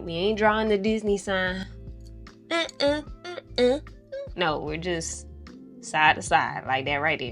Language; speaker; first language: English; native; English